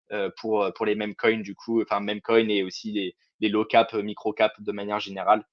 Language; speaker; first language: French; native; French